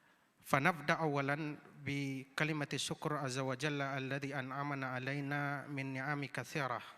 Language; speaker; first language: Arabic; non-native, fluent; Indonesian